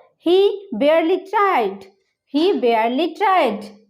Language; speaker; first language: English; non-native, local second language; Bangla